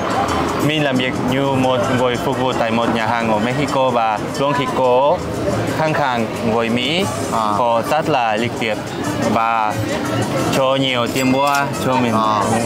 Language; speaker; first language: Vietnamese; non-native, learner; Spanish